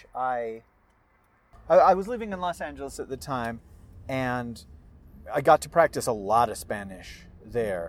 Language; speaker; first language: English; early bilingual, other home language; Spanish